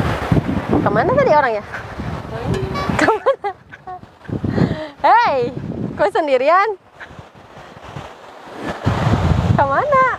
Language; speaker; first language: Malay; non-native, local second language; Sundanese